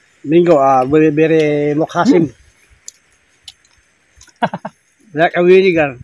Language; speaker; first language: English; non-native, learner; Filipino